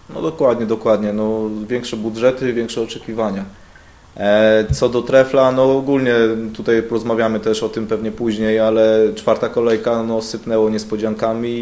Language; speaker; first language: Polish; native; Polish